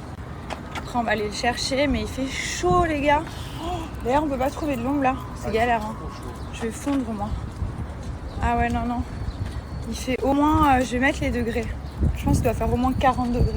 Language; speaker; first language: French; native; French